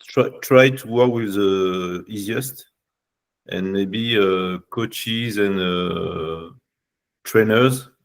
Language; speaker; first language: English; non-native, learner; French